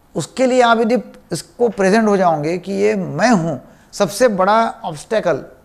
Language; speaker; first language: Hindi; non-native, local second language; Marathi